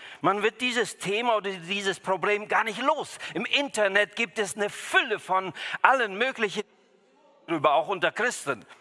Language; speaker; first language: German; early bilingual, other home language; Russian